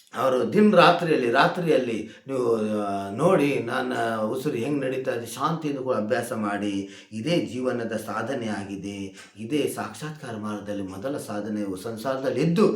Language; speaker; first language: Kannada; non-native, local second language; Hindi